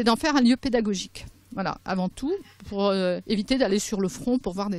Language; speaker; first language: French; native; French